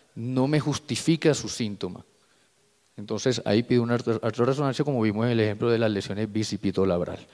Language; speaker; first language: Spanish; native; Spanish